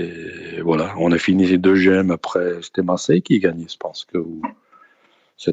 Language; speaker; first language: French; non-native, fluent; Danish